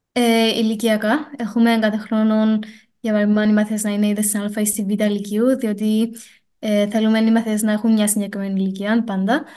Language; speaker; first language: Greek; native; Greek